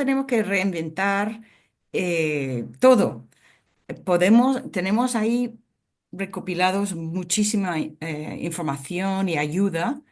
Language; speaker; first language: Spanish; non-native, fluent; English